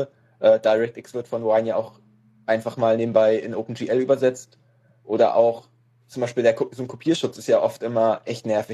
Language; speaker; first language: German; native; German